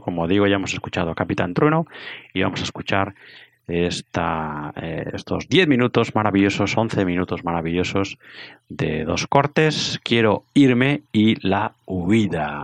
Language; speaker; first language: Spanish; native; Spanish